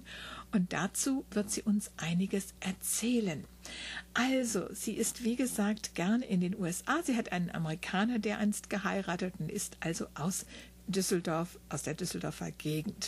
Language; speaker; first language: German; native; German